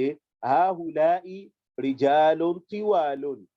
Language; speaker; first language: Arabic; non-native, fluent; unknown